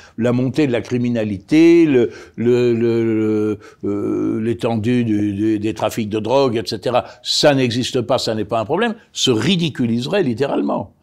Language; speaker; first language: French; native; French